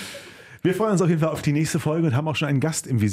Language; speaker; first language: German; native; German